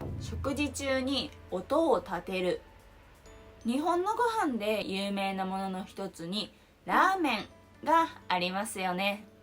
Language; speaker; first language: Japanese; native; Japanese